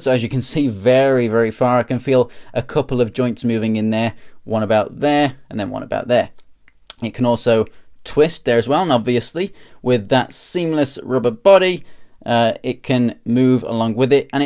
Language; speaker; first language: English; native; English